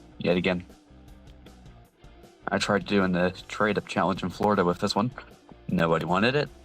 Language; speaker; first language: English; native; English